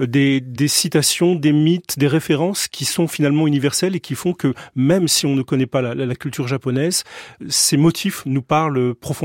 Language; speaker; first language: French; native; French